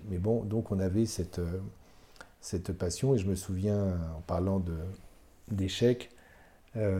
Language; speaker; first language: French; native; French